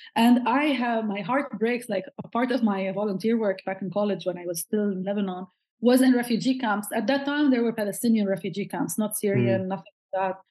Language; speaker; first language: English; non-native, fluent; Arabic